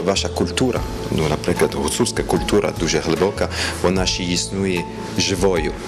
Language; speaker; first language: Ukrainian; early bilingual, heritage; Ukrainian